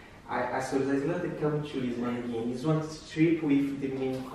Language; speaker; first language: English; non-native, learner; Portuguese